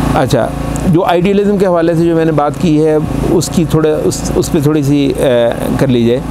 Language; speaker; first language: Urdu; non-native, local second language; Punjabi